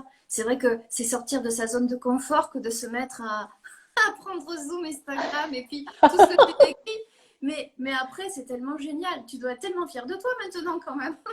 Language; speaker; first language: French; native; French